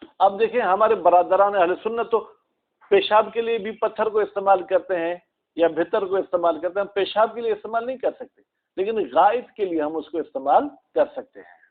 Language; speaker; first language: Urdu; non-native, local second language; Sindhi